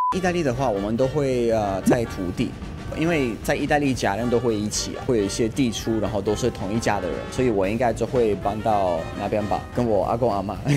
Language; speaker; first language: Chinese; non-native, fluent; Italian